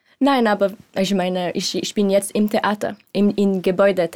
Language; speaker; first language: German; non-native, learner; French